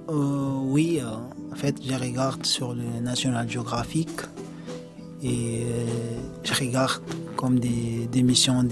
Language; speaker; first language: French; non-native, learner; Arabic